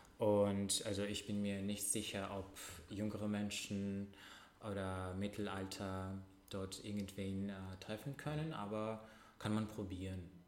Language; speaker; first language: German; non-native, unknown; Russian